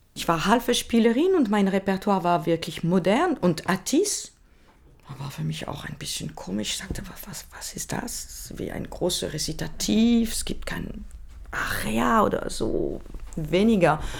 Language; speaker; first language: German; non-native, learner; French